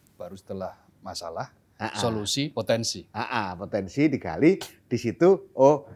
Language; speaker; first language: Indonesian; native; Indonesian